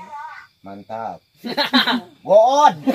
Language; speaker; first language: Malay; non-native, local second language; Sundanese